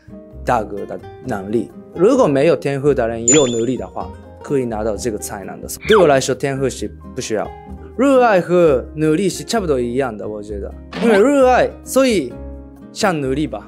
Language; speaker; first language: Chinese; non-native, learner; Japanese